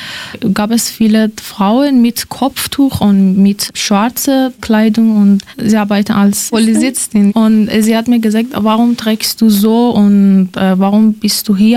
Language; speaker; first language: German; non-native, learner; Persian